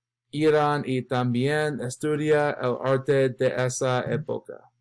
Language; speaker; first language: Spanish; non-native, learner; English